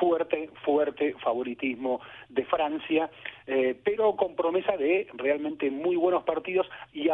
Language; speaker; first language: Spanish; native; Spanish